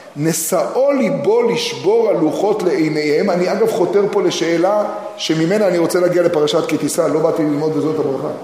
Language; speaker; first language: Hebrew; native; Hebrew